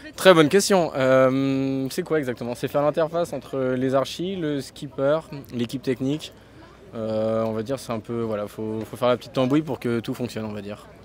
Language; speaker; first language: French; native; French